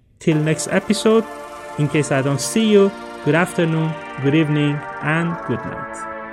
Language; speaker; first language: English; non-native, fluent; Persian